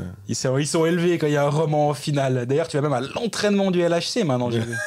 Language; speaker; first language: French; native; French